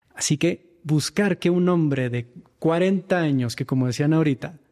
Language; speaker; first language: Spanish; native; Spanish